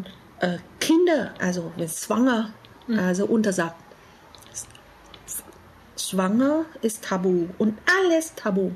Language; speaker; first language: German; non-native, learner; Vietnamese